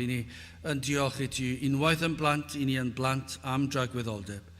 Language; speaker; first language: Welsh; native; Welsh